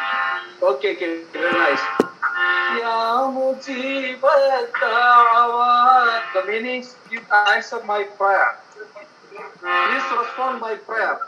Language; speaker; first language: English; non-native, local second language; Malayalam